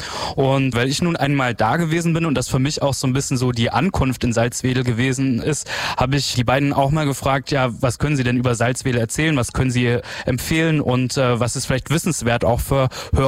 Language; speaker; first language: German; native; German